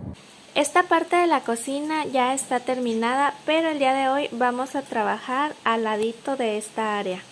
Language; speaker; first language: Spanish; native; Spanish